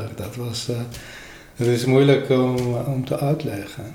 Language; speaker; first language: Dutch; non-native, learner; Armenian